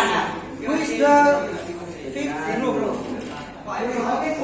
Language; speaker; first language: English; non-native, local second language; Indonesian